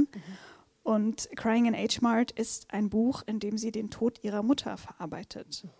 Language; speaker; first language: German; non-native, fluent; Portuguese